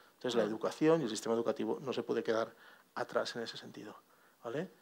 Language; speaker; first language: Spanish; non-native, local second language; Catalan